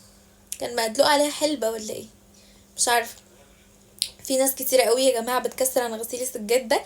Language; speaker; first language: Arabic; native; Arabic